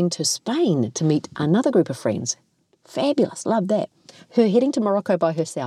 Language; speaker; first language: English; native; English